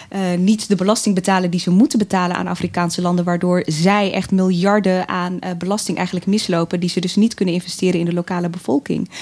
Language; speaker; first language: Dutch; early bilingual, other home language; Tigrinya